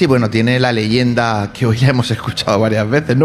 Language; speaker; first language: Spanish; native; Spanish